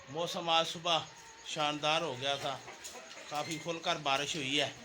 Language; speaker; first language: Urdu; non-native, local second language; Punjabi